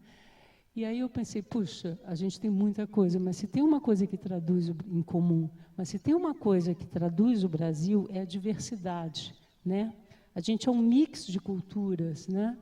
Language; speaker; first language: Portuguese; native; Portuguese